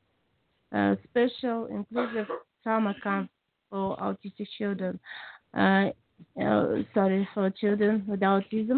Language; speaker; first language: English; non-native, learner; Kazakh